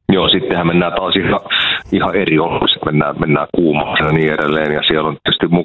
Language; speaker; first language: Finnish; native; Finnish